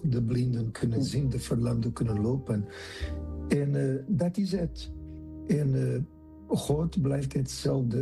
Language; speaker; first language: Dutch; non-native, fluent; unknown